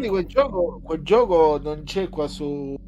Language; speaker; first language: Italian; native; Italian